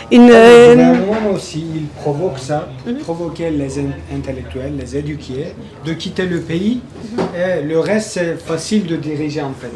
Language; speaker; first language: French; non-native, learner; Kurdish